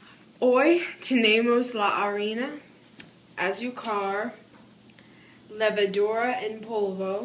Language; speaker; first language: Spanish; non-native, learner; English